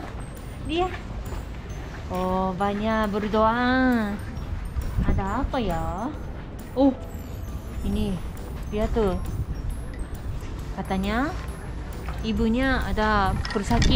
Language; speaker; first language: Indonesian; non-native, fluent; Japanese